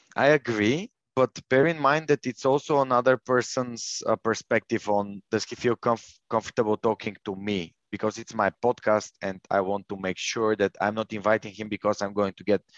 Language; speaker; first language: English; non-native, fluent; Bulgarian